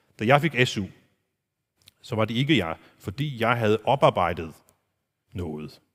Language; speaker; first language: Danish; non-native, local second language; Faroese